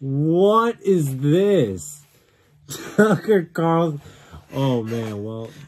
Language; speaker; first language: English; native; English